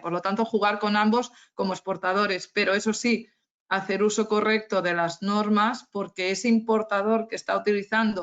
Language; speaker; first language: Spanish; native; Spanish